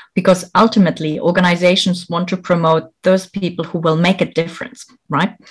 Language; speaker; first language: English; non-native, fluent; German